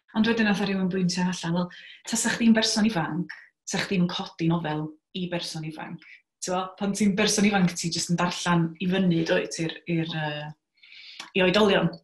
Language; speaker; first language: Welsh; native; Welsh